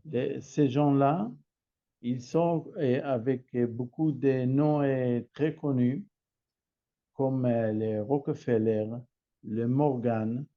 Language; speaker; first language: French; non-native, learner; Hebrew